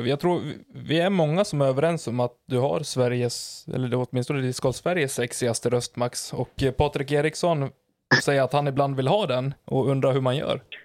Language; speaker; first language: Swedish; native; Swedish